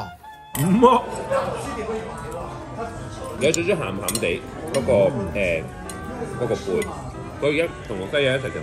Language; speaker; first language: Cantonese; non-native, fluent; Japanese